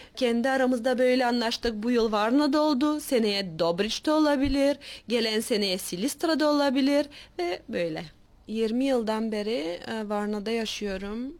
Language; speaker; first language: Turkish; native; Turkish